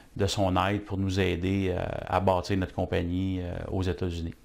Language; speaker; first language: French; native; French